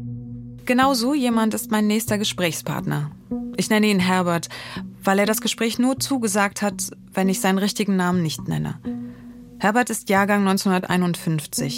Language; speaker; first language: German; native; German